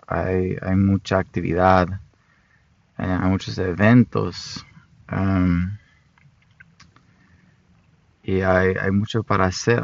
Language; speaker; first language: Spanish; non-native, fluent; English